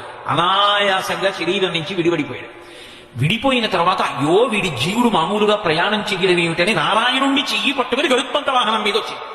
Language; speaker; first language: Telugu; native; Telugu